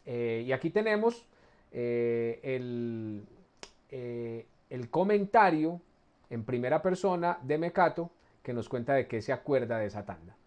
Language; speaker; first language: Spanish; native; Spanish